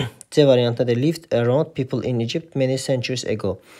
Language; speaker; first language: English; non-native, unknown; Azerbaijani